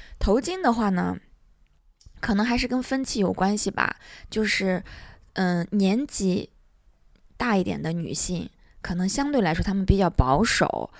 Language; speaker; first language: Chinese; native; Chinese